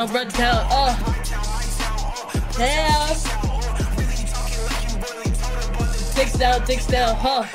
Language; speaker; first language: English; native; English